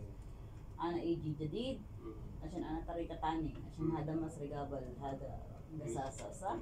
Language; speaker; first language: Arabic; non-native, learner; Filipino